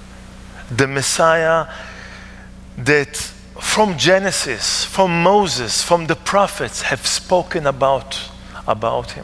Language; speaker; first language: English; non-native, fluent; Hebrew